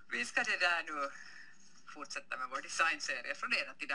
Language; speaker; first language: Swedish; native; Swedish